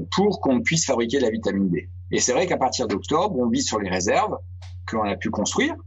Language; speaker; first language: French; native; French